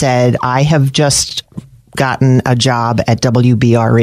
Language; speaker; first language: English; native; English